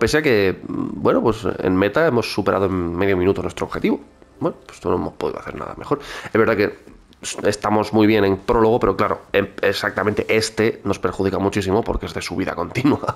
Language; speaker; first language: Spanish; native; Spanish